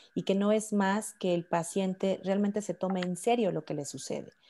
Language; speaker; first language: Spanish; native; Spanish